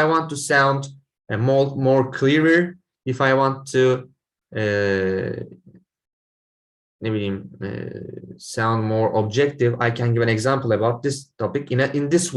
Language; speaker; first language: English; non-native, fluent; Turkish